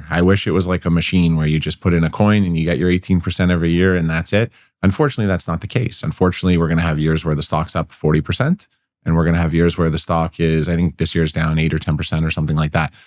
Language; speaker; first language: English; native; English